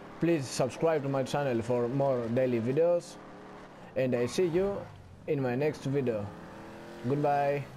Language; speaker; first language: English; non-native, learner; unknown